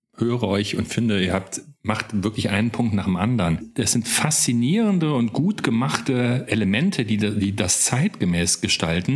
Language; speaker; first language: German; native; German